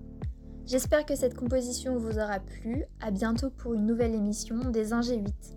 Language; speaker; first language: French; native; French